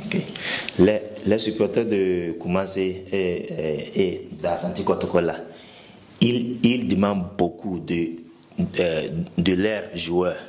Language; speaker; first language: French; non-native, fluent; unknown